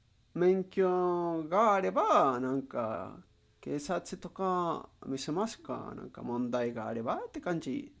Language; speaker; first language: Japanese; non-native, learner; Spanish